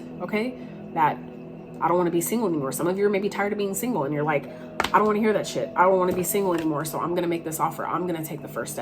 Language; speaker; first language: English; native; English